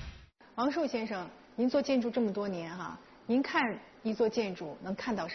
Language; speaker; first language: Chinese; native; Chinese